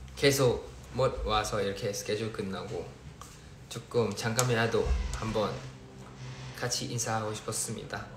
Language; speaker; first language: Korean; non-native, fluent; Thai